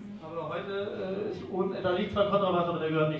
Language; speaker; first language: German; native; German